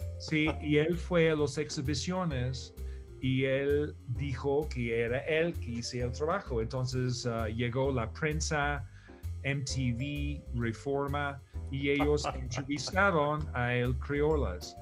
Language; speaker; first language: Spanish; non-native, fluent; English